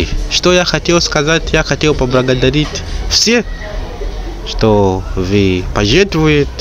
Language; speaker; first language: Russian; non-native, learner; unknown